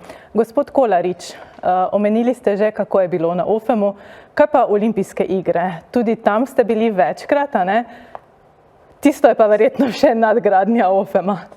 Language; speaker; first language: Slovenian; native; Slovenian